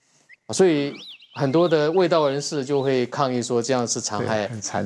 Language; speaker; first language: Chinese; native; Chinese